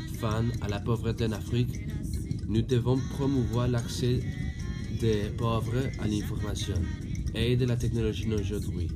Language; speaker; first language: French; non-native, learner; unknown